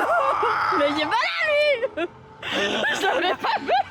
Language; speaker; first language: French; native; French